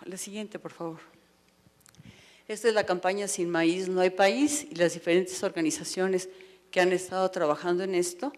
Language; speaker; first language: Spanish; native; Spanish